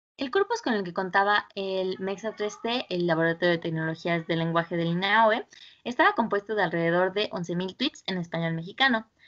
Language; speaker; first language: Spanish; native; Spanish